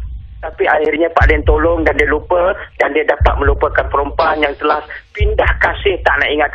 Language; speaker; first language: Malay; native; Malay